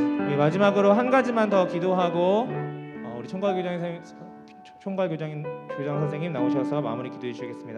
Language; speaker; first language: Korean; native; Korean